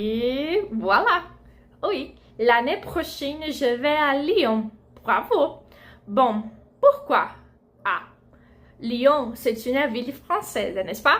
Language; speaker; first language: French; non-native, fluent; Portuguese